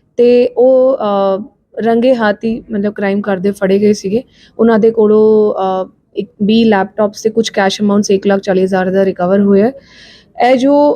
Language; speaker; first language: Punjabi; non-native, local second language; Hindi